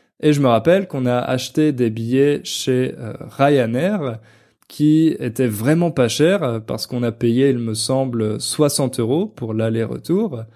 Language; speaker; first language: French; native; French